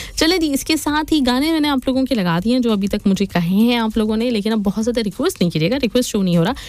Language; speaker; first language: Urdu; native; Urdu